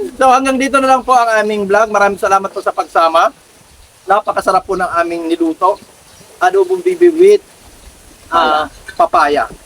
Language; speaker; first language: Filipino; native; Filipino